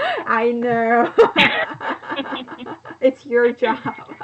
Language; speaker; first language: English; non-native, learner; Korean